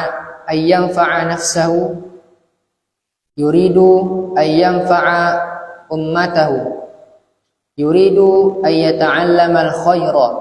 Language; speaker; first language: Arabic; non-native, learner; Indonesian